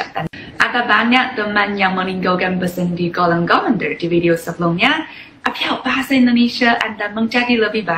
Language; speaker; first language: Indonesian; non-native, fluent; Chinese